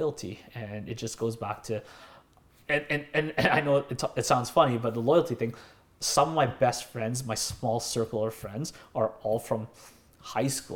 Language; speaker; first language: English; native; English